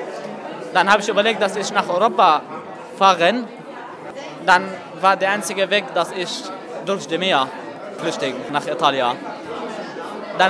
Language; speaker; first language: German; non-native, learner; Arabic